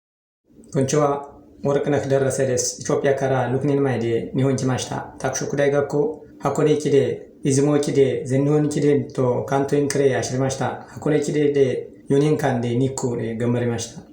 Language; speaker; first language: Japanese; non-native, learner; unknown